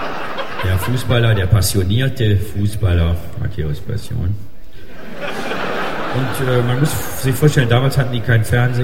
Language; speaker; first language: German; native; German